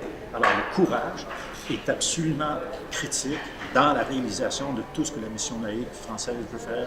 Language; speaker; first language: French; native; French